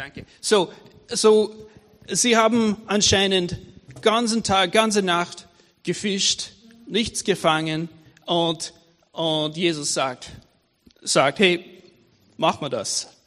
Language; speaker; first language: German; non-native, fluent; English